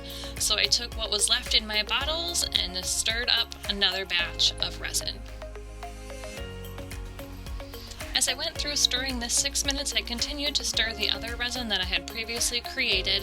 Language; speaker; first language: English; native; English